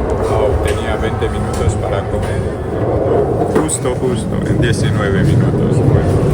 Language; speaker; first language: Spanish; non-native, fluent; Romanian